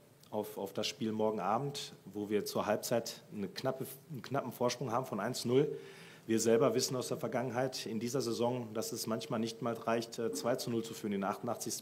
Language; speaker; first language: German; native; German